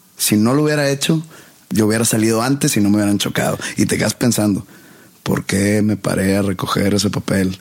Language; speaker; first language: Spanish; native; Spanish